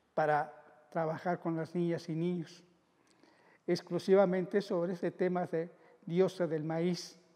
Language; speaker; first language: Spanish; non-native, local second language; Zapotec